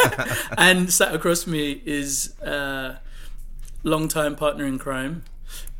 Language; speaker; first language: English; non-native, local second language; Yoruba